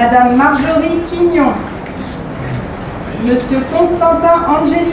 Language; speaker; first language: French; native; French